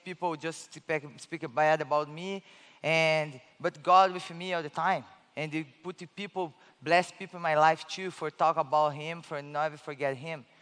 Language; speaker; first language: English; non-native, learner; Portuguese